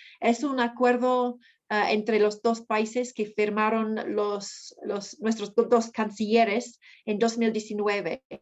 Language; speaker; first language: Spanish; non-native, fluent; English